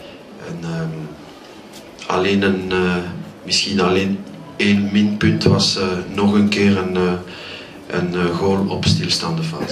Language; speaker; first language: Dutch; non-native, local second language; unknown